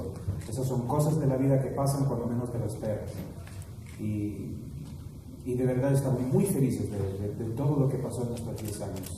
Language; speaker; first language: Spanish; non-native, fluent; Italian